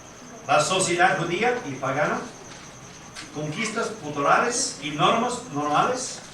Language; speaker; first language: Spanish; non-native, fluent; English